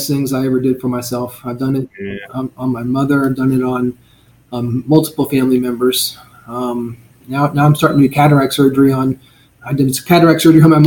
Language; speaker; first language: English; native; English